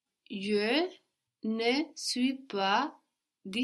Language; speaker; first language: French; non-native, learner; English